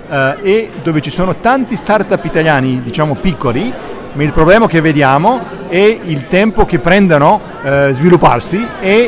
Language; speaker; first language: Italian; non-native, learner; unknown